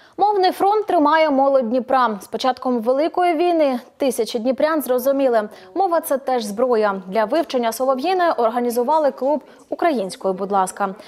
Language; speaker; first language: Ukrainian; native; Ukrainian